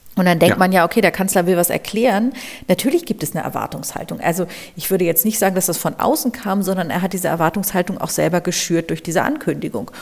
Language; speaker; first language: German; native; German